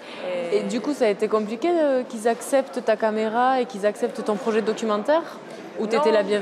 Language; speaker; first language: French; native; French